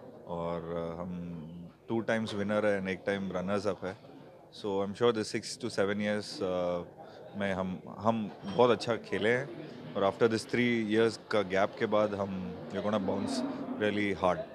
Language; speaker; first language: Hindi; non-native, local second language; Tamil